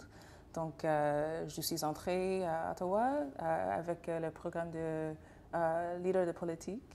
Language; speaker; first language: French; non-native, fluent; English